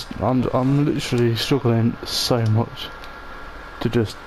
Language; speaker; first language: English; native; English